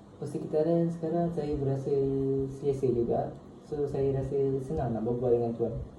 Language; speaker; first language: Malay; native; Malay